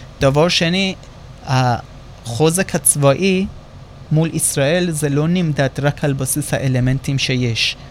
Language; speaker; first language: Hebrew; non-native, fluent; Persian